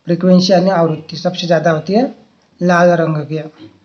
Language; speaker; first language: Hindi; non-native, local second language; Marathi